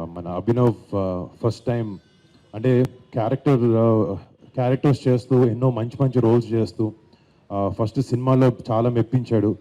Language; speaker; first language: Telugu; native; Telugu